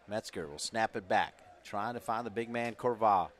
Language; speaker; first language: English; native; English